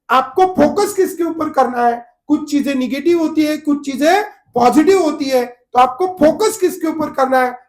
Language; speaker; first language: Hindi; non-native, local second language; Marathi